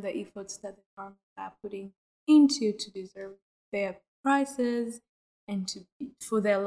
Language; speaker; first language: English; non-native, local second language; Kinyarwanda